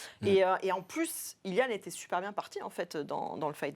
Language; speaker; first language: French; native; French